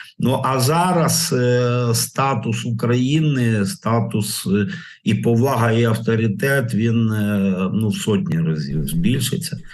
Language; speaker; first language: Ukrainian; native; Ukrainian